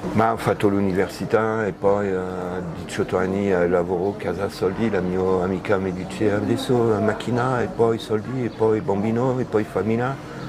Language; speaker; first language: Italian; non-native, learner; French